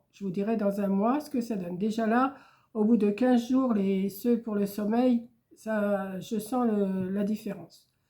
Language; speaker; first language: French; native; French